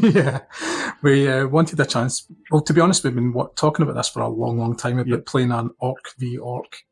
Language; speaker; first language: English; native; English